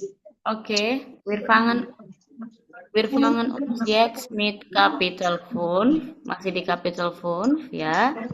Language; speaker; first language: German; non-native, fluent; Indonesian